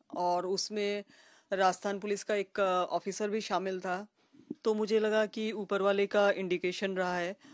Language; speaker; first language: Hindi; native; Hindi